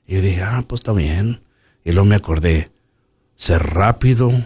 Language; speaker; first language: Spanish; early bilingual, heritage; Spanish